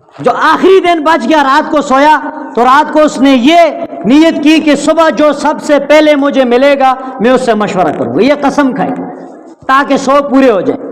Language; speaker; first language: Urdu; non-native, local second language; Pashto